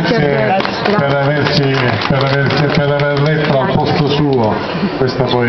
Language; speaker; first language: Italian; native; Italian